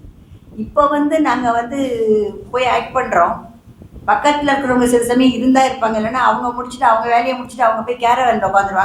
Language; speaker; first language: Tamil; native; Tamil